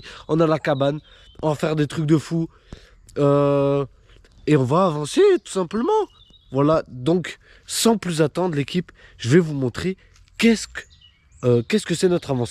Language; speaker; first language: French; native; French